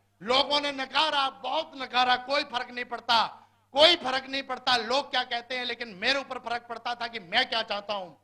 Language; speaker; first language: Hindi; native; Hindi